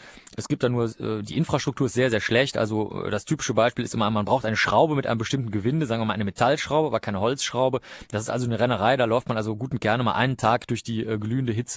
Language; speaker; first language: German; native; German